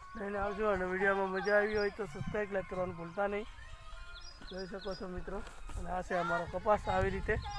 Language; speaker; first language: Gujarati; non-native, local second language; Bhili